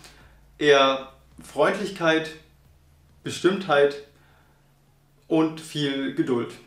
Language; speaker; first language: German; native; German